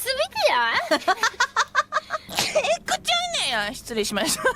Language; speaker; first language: Japanese; native; Japanese